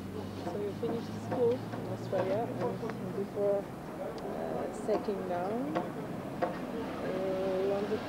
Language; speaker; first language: English; non-native, learner; Polish